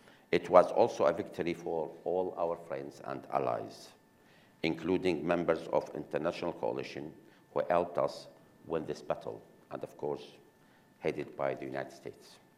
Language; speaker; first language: English; non-native, fluent; Arabic